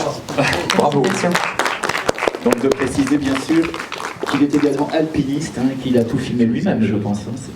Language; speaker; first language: French; native; French